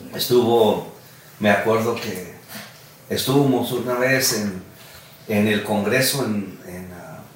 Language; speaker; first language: Spanish; early bilingual, heritage; Spanish